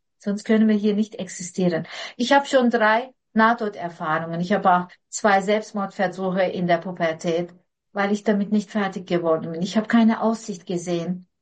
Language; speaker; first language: German; non-native, fluent; Turkish